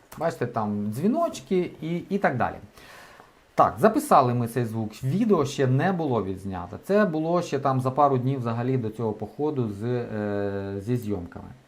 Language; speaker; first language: Ukrainian; native; Ukrainian